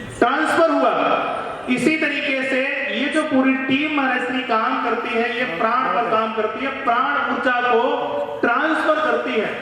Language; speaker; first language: Hindi; native; Hindi